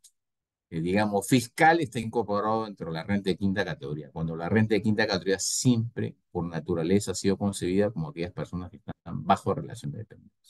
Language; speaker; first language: Spanish; native; Spanish